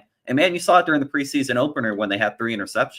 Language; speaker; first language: English; native; English